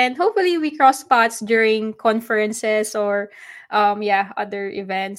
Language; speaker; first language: English; non-native, local second language; Filipino